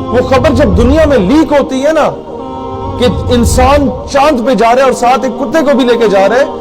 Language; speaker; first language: Urdu; native; Urdu